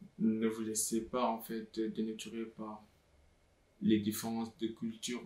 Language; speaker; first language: French; non-native, local second language; Wolof